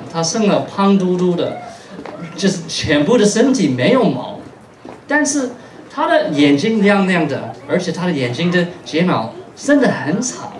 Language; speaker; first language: Chinese; non-native, fluent; English